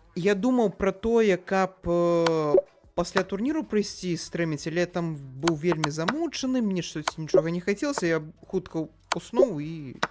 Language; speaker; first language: Belarusian; non-native, local second language; Russian